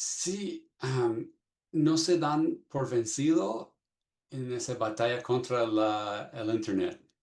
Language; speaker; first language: Spanish; non-native, fluent; English